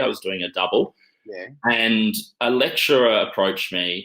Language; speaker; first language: English; native; English